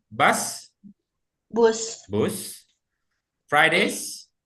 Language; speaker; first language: English; non-native, fluent; Indonesian